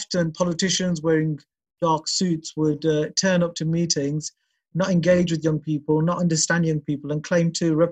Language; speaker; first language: English; native; English